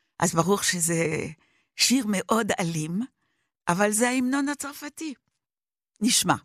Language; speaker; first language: Hebrew; non-native, fluent; French